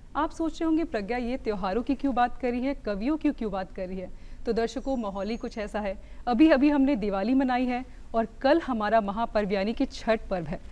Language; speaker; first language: Hindi; native; Hindi